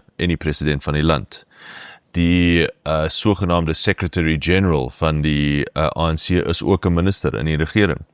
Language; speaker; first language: Afrikaans; non-native, local second language; English